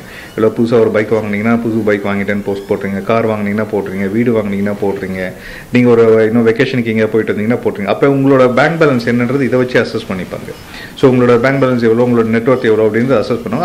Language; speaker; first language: Tamil; native; Tamil